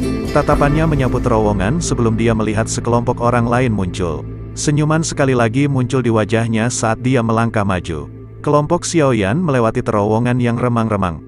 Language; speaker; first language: Indonesian; native; Indonesian